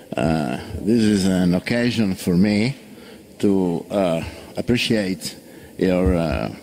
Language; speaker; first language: English; non-native, fluent; Italian